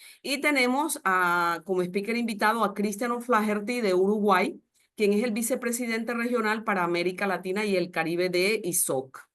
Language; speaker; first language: Spanish; native; Spanish